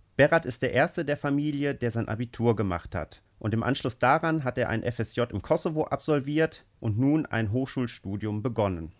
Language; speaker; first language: German; native; German